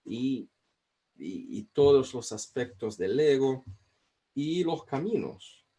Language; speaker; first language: Spanish; non-native, fluent; Portuguese